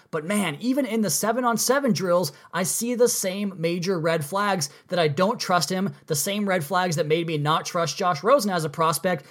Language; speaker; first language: English; native; English